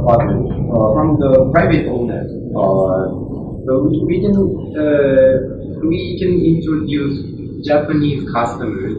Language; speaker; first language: English; non-native, learner; Japanese